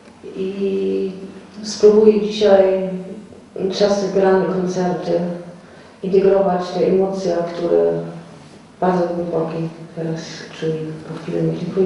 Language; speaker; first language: Polish; non-native, learner; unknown